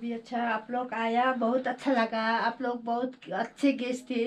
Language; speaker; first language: Hindi; non-native, local second language; Nepali